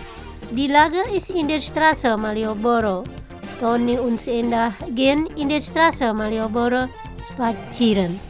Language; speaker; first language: German; non-native, learner; Indonesian